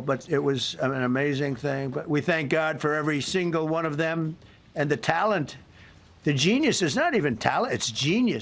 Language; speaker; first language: English; native; English